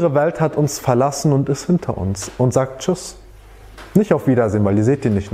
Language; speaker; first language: German; native; German